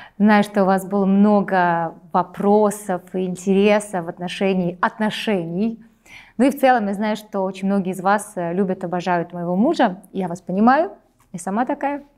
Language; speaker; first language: Russian; native; Russian